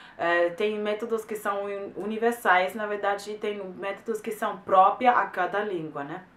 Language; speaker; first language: Portuguese; non-native, fluent; German